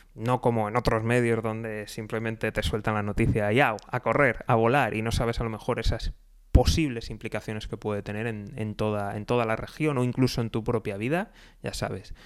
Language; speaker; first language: Spanish; native; Spanish